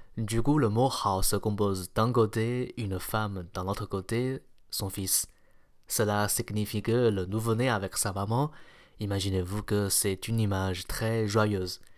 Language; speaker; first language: French; non-native, fluent; Chinese